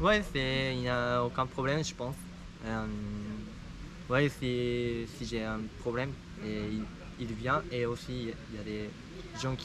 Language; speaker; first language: French; non-native, fluent; Japanese